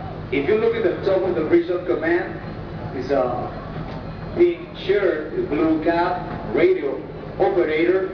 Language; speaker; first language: English; non-native, fluent; Spanish